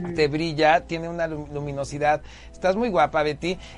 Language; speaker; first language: Spanish; native; Spanish